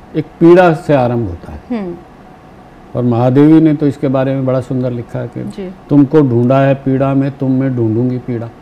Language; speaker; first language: Hindi; native; Hindi